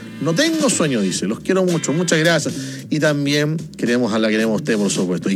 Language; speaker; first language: Spanish; native; Spanish